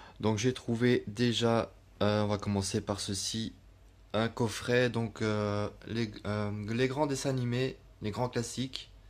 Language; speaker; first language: French; native; French